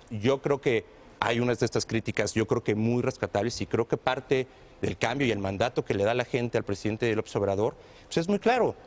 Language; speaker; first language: Spanish; native; Spanish